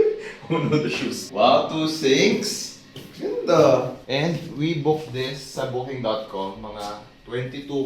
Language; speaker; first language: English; non-native, local second language; Filipino